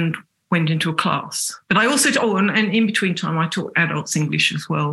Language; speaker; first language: English; native; English